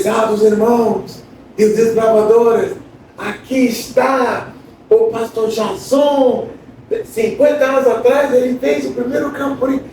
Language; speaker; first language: Portuguese; non-native, fluent; English